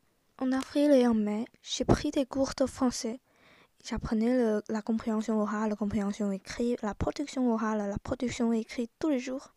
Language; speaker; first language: French; non-native, learner; Chinese